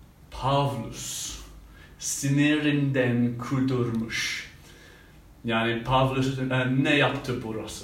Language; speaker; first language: Turkish; non-native, fluent; English